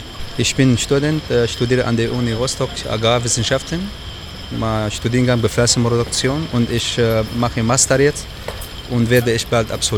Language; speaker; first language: German; non-native, learner; Arabic